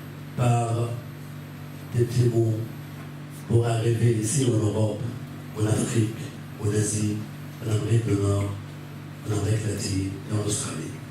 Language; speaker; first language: French; non-native, fluent; Arabic